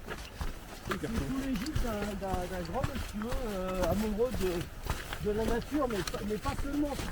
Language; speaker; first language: French; native; French